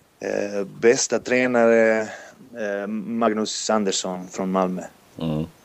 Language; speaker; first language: Swedish; non-native, fluent; Serbian